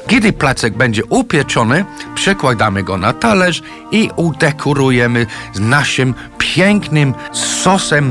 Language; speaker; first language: Polish; non-native, learner; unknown